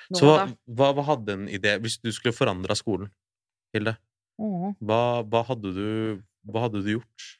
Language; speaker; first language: Norwegian; early bilingual, other home language; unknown